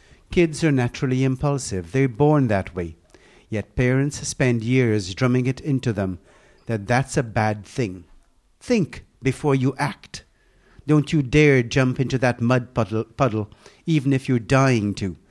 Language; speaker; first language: English; native; English